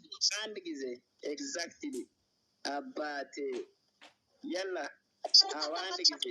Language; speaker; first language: Amharic; non-native, local second language; Oromo